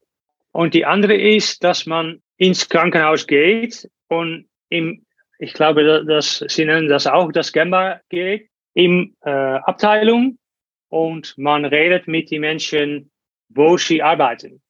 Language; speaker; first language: German; non-native, learner; Dutch